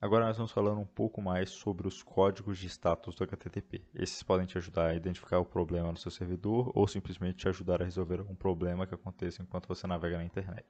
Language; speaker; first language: Portuguese; native; Portuguese